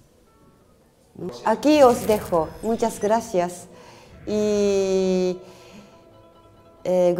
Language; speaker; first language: Spanish; non-native, learner; Japanese